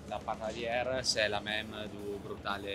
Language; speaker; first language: French; non-native, learner; Italian